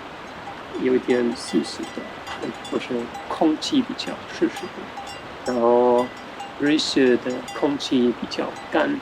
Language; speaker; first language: Chinese; non-native, fluent; German